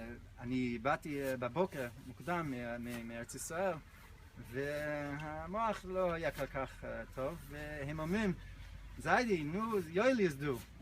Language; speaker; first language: Hebrew; non-native, fluent; English